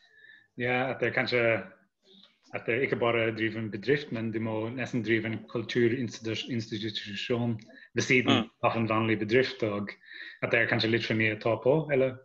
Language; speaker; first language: Norwegian; non-native, fluent; English